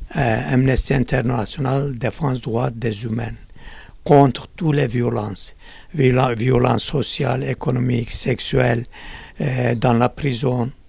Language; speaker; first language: French; non-native, learner; Kurdish